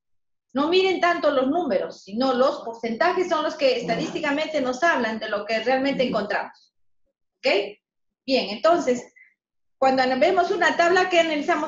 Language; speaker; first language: Spanish; native; Spanish